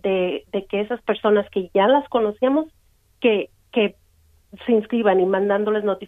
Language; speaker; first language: Spanish; native; Spanish